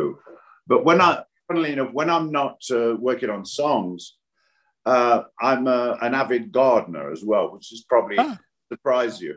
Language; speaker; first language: English; native; English